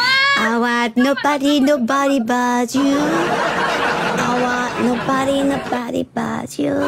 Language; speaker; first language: English; non-native, learner; Vietnamese